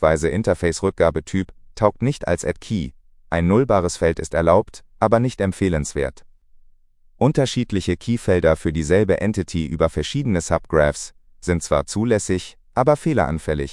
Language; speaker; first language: German; native; German